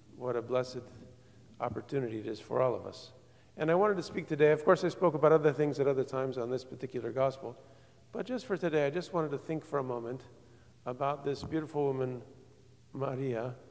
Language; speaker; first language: English; native; English